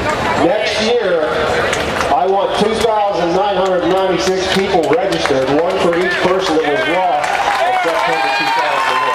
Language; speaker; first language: English; native; English